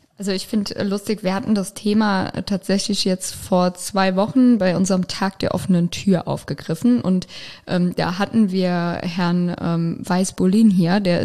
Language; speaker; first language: German; native; German